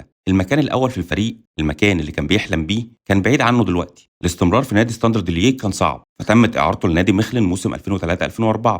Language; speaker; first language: Arabic; native; Arabic